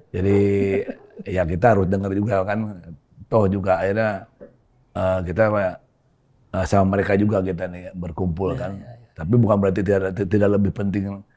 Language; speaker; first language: Indonesian; native; Indonesian